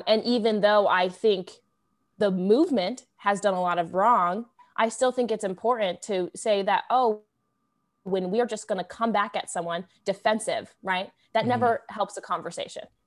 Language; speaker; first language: English; native; English